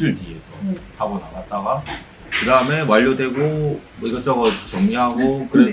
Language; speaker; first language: Korean; native; Korean